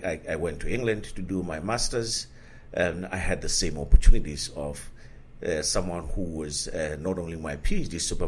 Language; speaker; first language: English; non-native, local second language; Southern Sotho